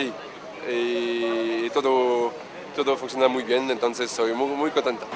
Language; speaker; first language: Spanish; non-native, learner; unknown